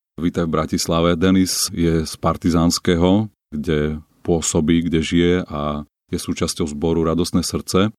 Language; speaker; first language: Slovak; native; Slovak